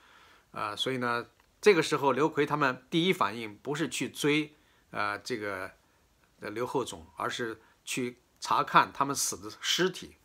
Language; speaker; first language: Chinese; native; Chinese